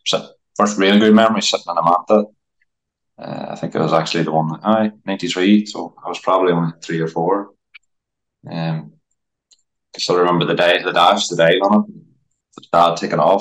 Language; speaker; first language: English; native; English